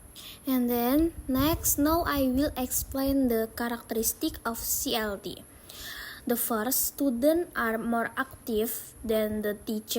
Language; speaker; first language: English; non-native, learner; Indonesian